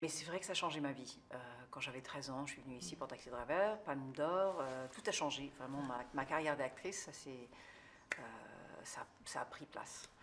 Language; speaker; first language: French; non-native, fluent; English